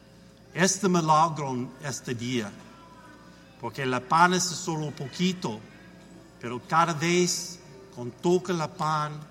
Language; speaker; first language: Spanish; non-native, learner; English